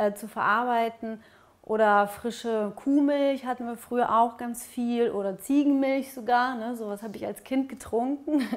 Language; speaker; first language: German; early bilingual, other home language; Russian